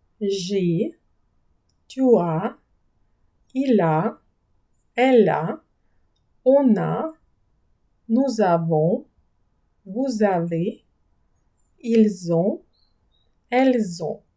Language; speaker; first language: French; non-native, fluent; Ukrainian